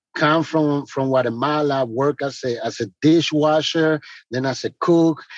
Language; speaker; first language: English; non-native, fluent; Spanish